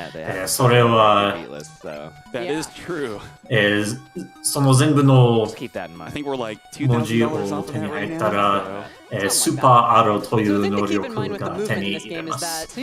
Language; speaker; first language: Japanese; non-native, learner; English